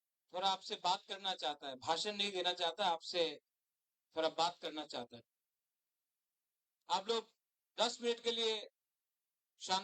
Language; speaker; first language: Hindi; non-native, local second language; Kok Borok